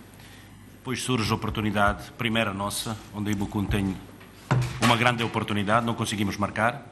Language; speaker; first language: Portuguese; non-native, fluent; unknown